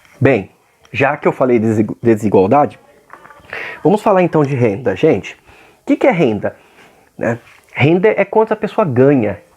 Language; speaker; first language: Portuguese; native; Portuguese